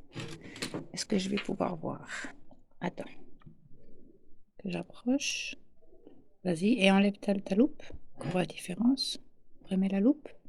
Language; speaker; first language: French; native; French